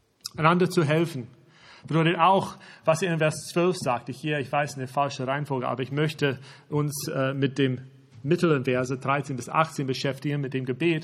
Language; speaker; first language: German; non-native, fluent; English